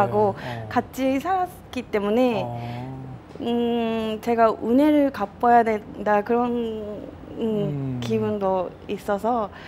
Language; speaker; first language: Korean; non-native, fluent; Japanese